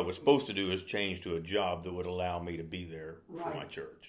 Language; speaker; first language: English; native; English